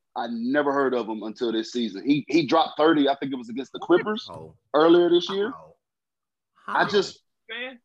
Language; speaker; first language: English; native; English